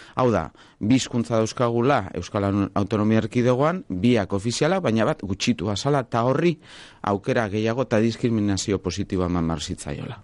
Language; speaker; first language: Basque; non-native, local second language; Spanish